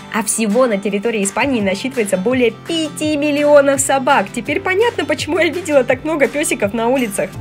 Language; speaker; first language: Russian; native; Russian